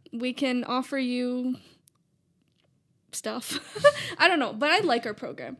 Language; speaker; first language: English; native; English